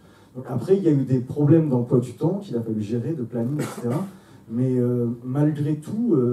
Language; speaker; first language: French; native; French